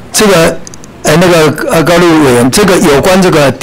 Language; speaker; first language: Chinese; native; Chinese